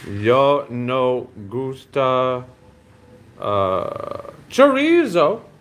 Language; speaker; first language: Spanish; non-native, learner; English